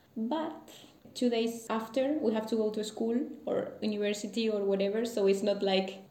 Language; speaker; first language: English; non-native, learner; Spanish